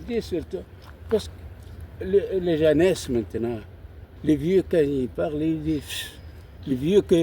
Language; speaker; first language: French; non-native, learner; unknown